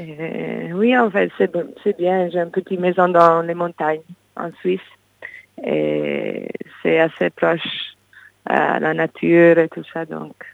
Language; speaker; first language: French; non-native, fluent; English